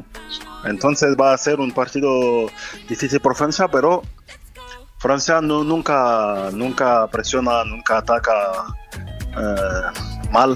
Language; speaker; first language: Spanish; non-native, fluent; French